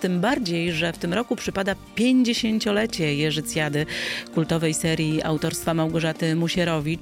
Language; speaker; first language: Polish; native; Polish